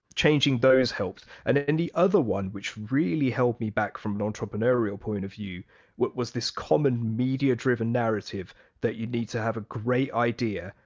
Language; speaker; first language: English; early bilingual, other home language; Hindi